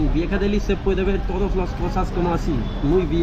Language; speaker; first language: Spanish; non-native, learner; Hindi